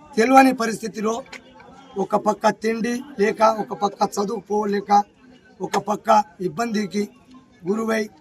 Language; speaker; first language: Telugu; non-native, local second language; Lambadi